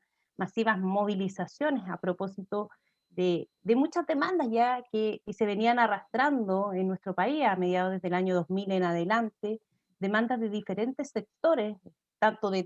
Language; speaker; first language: Spanish; native; Spanish